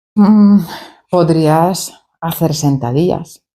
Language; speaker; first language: Spanish; non-native, fluent; Polish